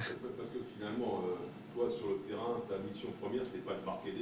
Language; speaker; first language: French; native; French